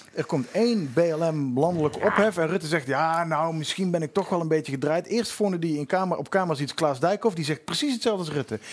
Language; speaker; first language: Dutch; native; Dutch